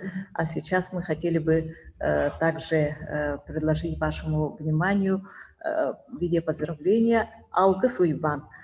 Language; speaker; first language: Russian; native; Russian